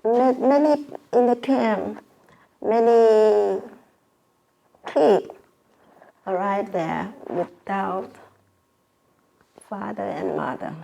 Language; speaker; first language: English; non-native, learner; Vietnamese